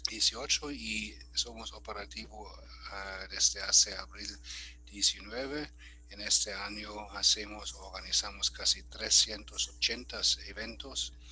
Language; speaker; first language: Spanish; non-native, fluent; German